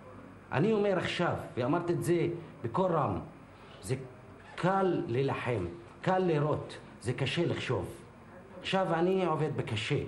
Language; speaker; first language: Hebrew; non-native, local second language; Arabic